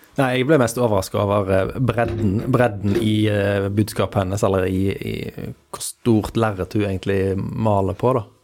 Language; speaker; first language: Norwegian; native; Norwegian